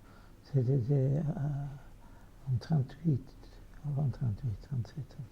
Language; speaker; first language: French; non-native, fluent; Yiddish